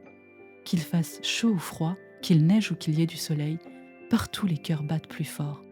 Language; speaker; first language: French; native; French